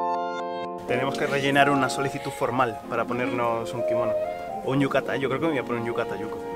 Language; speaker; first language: Spanish; native; Spanish